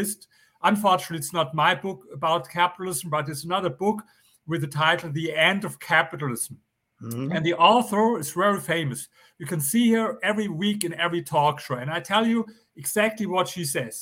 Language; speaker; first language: English; non-native, fluent; German